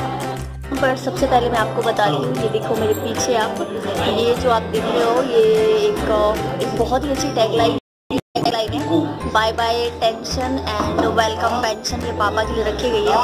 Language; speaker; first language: Hindi; native; Hindi